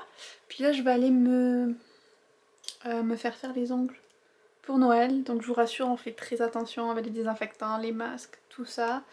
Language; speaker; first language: French; native; French